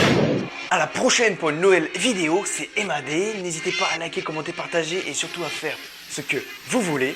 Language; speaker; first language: French; native; French